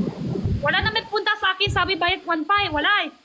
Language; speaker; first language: Filipino; non-native, learner; Chinese